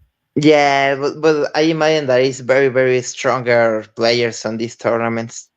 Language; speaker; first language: English; non-native, learner; Spanish